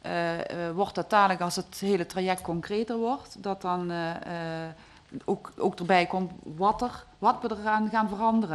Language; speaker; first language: Dutch; native; Dutch